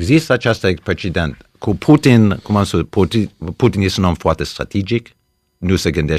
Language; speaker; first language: Romanian; early bilingual, heritage; Romanian